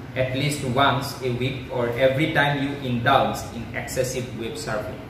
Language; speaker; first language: English; non-native, local second language; Assamese